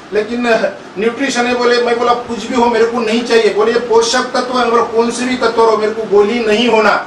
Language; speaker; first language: Hindi; non-native, local second language; Marathi